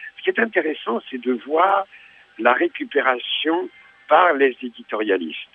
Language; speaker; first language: French; native; French